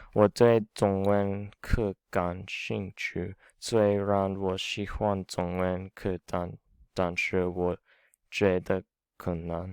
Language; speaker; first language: Chinese; non-native, learner; English